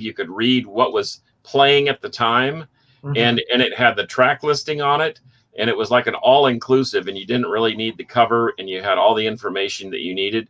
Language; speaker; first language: English; native; English